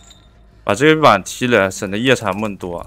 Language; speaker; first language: Chinese; native; Chinese